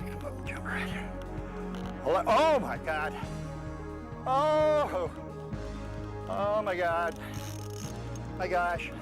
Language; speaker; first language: English; native; English